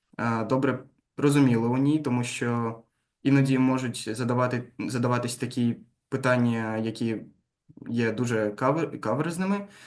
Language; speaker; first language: Ukrainian; non-native, local second language; Russian